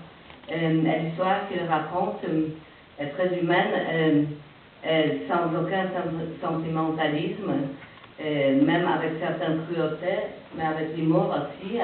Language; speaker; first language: French; non-native, fluent; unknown